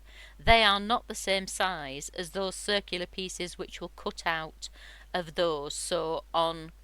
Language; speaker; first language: English; native; English